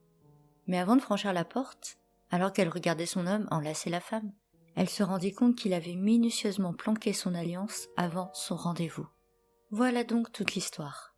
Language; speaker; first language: French; native; French